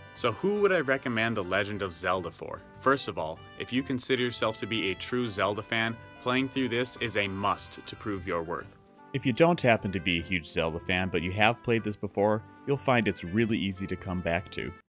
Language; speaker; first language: English; native; English